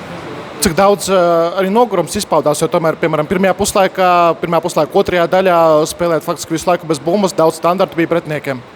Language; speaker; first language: Latvian; native; Latvian